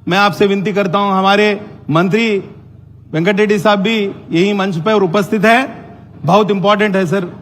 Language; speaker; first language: Hindi; non-native, local second language; Telugu